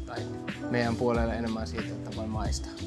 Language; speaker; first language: Finnish; non-native, fluent; German